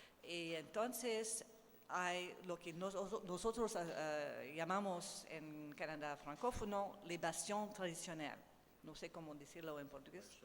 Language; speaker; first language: Spanish; non-native, learner; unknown